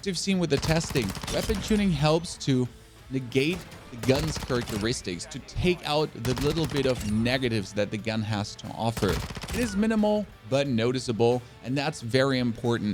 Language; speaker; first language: English; non-native, fluent; German